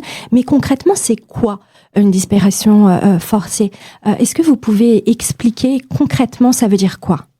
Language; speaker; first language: French; native; French